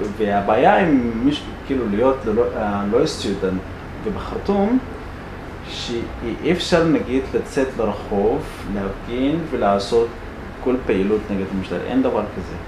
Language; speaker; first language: Hebrew; non-native, fluent; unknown